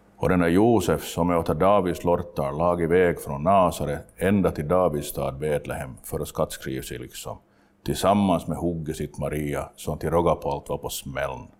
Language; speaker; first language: Swedish; native; Swedish